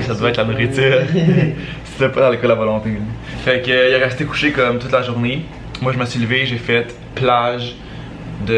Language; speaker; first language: French; native; French